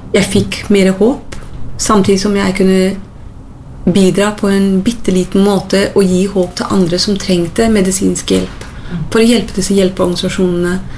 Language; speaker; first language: Norwegian; non-native, fluent; English